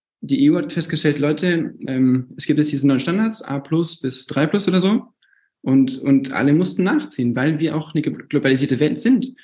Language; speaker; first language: German; native; German